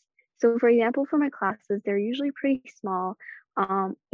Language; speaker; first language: English; non-native, local second language; Cantonese